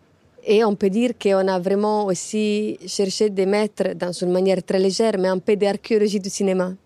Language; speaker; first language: French; non-native, fluent; Italian